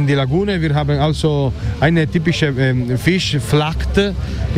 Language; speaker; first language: German; non-native, learner; Italian